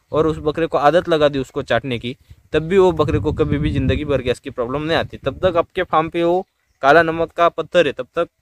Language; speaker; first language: Hindi; non-native, local second language; Marathi